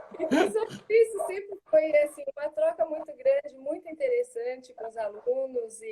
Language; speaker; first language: Portuguese; native; Portuguese